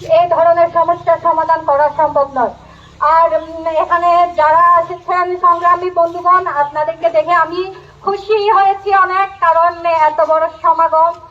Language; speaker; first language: Bangla; non-native, local second language; Chakma